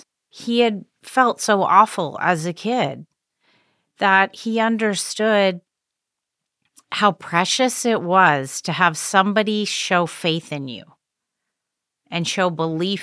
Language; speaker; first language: English; native; English